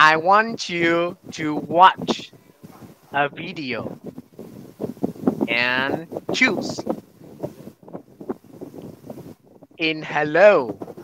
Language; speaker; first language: English; non-native, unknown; Vietnamese